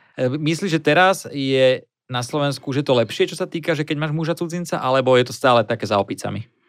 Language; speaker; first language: Slovak; native; Slovak